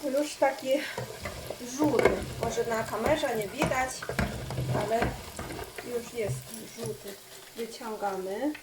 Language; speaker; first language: Polish; non-native, learner; Chinese